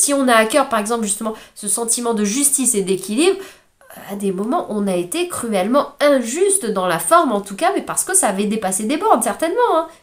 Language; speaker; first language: French; native; French